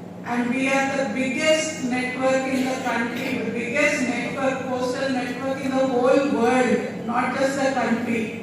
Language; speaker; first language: English; non-native, local second language; Telugu